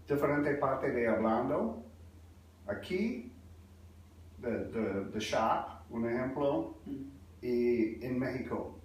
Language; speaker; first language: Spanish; non-native, learner; English